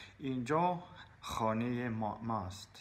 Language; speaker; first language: Persian; non-native, learner; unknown